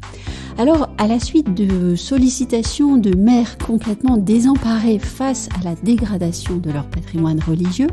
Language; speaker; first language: French; native; French